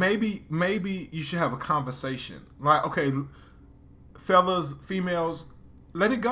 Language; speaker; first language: English; native; English